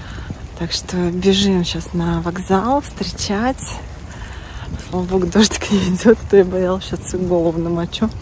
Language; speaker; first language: Russian; native; Russian